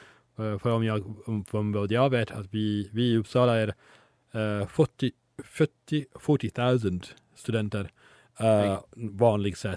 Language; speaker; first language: Swedish; non-native, learner; Italian